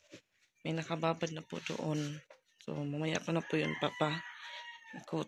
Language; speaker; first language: Filipino; native; Filipino